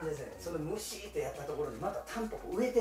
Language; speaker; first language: Japanese; native; Japanese